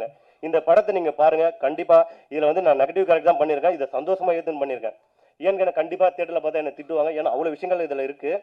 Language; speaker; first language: Tamil; native; Tamil